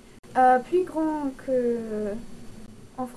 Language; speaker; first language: French; non-native, learner; German